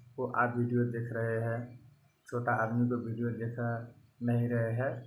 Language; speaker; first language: Hindi; non-native, local second language; Bhojpuri